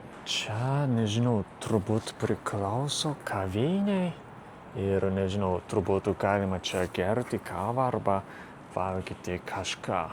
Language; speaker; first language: Lithuanian; non-native, fluent; Japanese